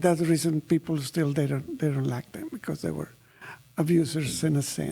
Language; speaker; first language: English; non-native, fluent; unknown